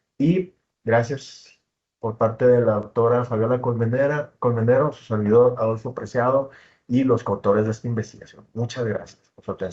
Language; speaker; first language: Spanish; native; Spanish